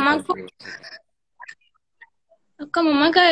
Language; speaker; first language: Hindi; non-native, learner; Bangla